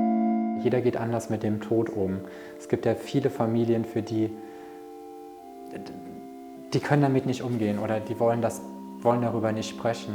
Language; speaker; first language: German; native; German